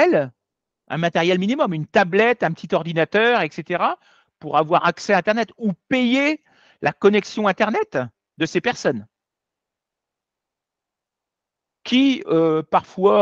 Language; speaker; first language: French; native; French